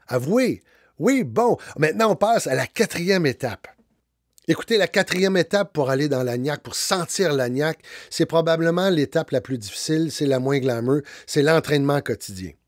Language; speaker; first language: French; native; French